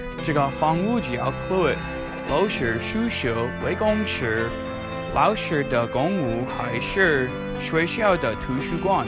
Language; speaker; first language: Chinese; non-native, learner; English